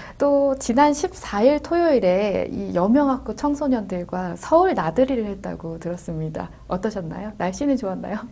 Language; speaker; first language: Korean; native; Korean